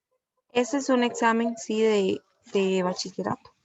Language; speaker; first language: Spanish; native; Spanish